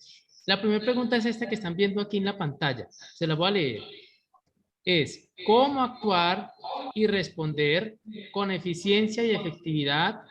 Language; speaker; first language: Spanish; native; Spanish